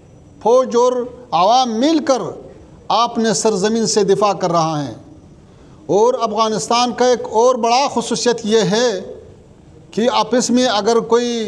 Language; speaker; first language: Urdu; non-native, learner; Pashto